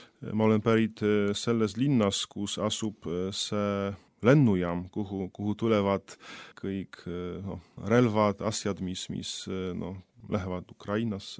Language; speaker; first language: Estonian; non-native, fluent; Polish